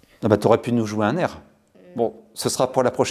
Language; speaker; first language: French; native; French